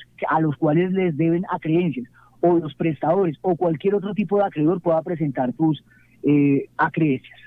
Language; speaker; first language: Spanish; native; Spanish